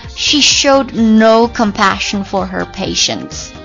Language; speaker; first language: English; non-native, fluent; Chinese